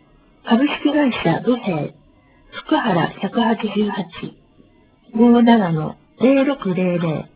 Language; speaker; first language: Japanese; native; Japanese